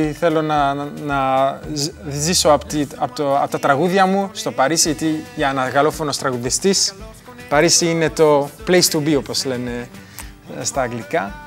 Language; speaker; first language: Greek; early bilingual, heritage; Greek